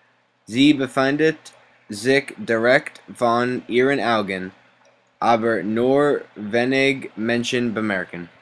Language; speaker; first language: German; non-native, learner; English